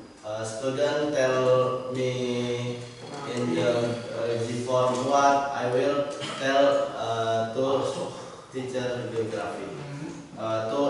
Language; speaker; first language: English; non-native, learner; Indonesian